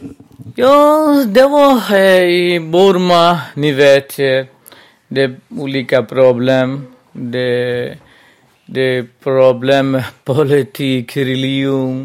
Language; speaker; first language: Swedish; non-native, local second language; Burmese